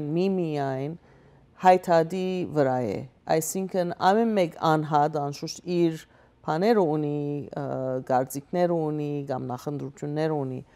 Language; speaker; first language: Armenian; early bilingual, heritage; Armenian